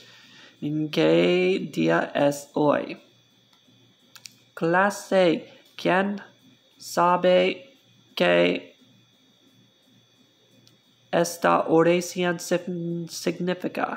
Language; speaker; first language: Spanish; non-native, learner; English